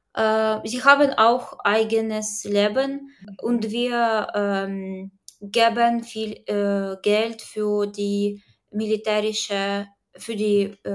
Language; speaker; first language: German; non-native, learner; Ukrainian